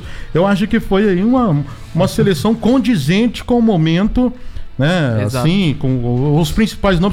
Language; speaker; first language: Portuguese; native; Portuguese